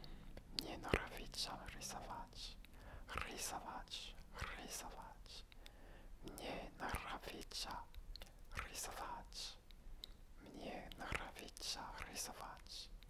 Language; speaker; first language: Russian; non-native, learner; French